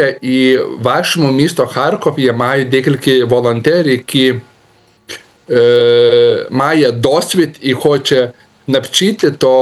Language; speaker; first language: Ukrainian; non-native, learner; Lithuanian